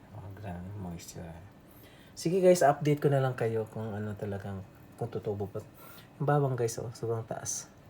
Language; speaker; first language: Filipino; non-native, local second language; Aklanon